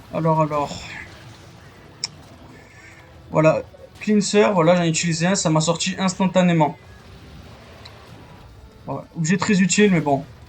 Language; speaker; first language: French; native; French